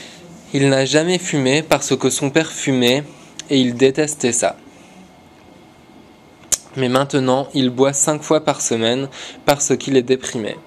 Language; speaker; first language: French; non-native, learner; English